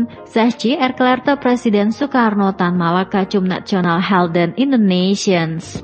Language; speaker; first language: German; non-native, learner; Indonesian